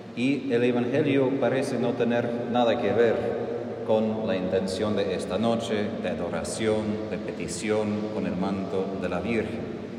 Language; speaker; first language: Spanish; non-native, fluent; English